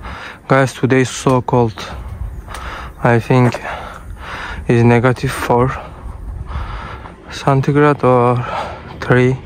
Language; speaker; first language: English; non-native, learner; Turkish